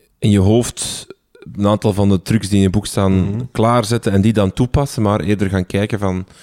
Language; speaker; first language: Dutch; native; Dutch